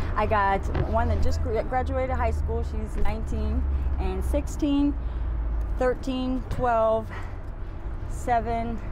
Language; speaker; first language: English; native; English